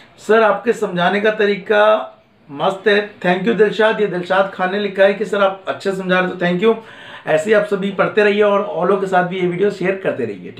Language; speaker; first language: Hindi; native; Hindi